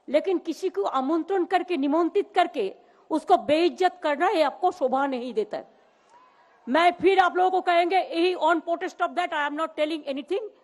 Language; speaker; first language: Hindi; non-native, local second language; Bangla